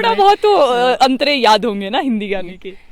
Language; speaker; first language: Hindi; native; Hindi